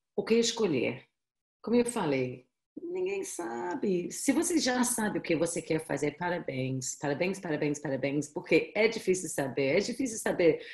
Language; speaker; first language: Portuguese; non-native, fluent; English